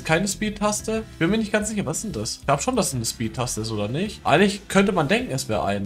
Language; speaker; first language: German; native; German